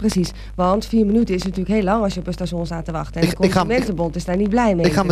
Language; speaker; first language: Dutch; native; Dutch